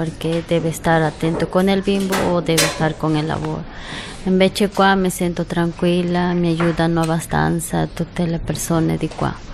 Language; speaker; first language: Italian; non-native, fluent; Spanish